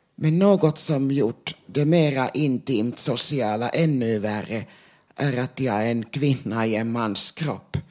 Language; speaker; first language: Swedish; non-native, local second language; Finnish